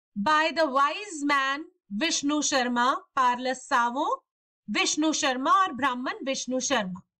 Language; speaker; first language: English; non-native, local second language; Hindi